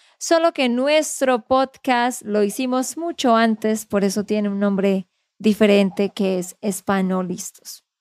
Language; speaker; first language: Spanish; native; Spanish